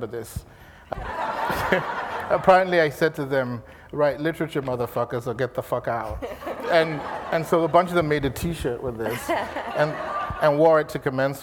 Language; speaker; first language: English; non-native, local second language; Igbo